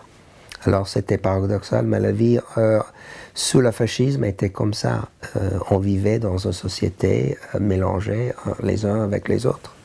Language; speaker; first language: French; non-native, learner; English